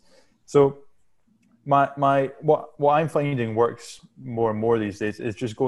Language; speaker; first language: English; native; English